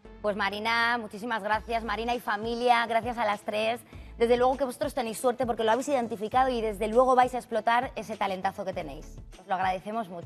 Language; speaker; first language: Spanish; native; Spanish